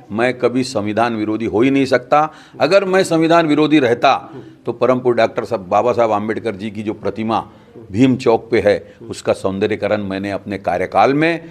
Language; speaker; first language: Hindi; non-native, local second language; Sindhi